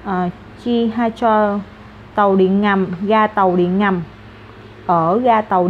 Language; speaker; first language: Vietnamese; non-native, learner; Korean